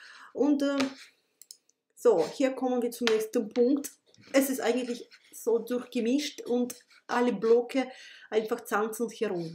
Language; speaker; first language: German; non-native, fluent; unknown